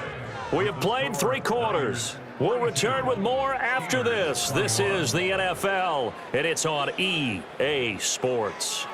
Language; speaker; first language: English; native; English